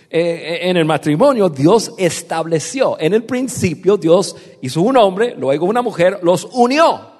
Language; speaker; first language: Spanish; non-native, fluent; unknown